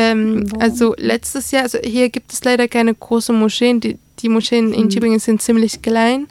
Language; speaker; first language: German; early bilingual, other home language; Arabic